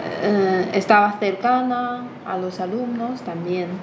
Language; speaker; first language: Spanish; non-native, fluent; Chinese